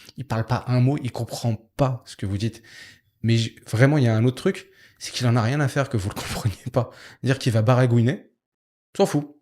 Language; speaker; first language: French; native; French